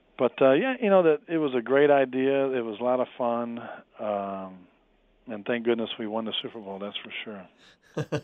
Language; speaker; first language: English; native; English